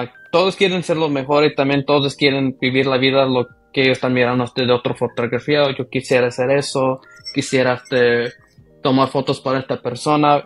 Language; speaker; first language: Spanish; early bilingual, heritage; Spanish